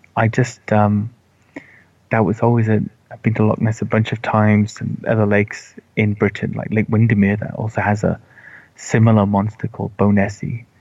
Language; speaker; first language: English; native; English